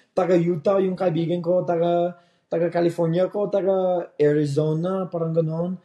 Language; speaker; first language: Filipino; non-native, fluent; English